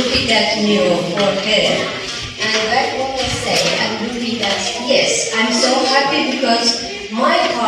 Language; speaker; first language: English; non-native, learner; Persian